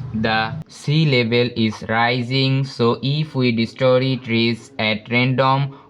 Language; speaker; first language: English; non-native, local second language; Bangla